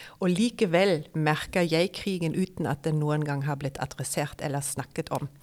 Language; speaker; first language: Norwegian; non-native, fluent; German